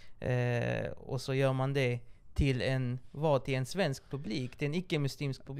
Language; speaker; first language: Swedish; native; Swedish